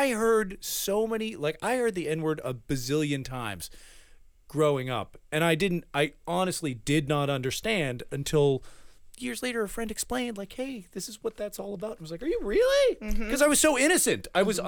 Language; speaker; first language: English; early bilingual, other home language; Spanish